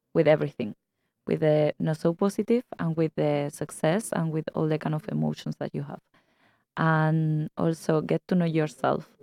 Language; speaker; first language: English; non-native, fluent; Spanish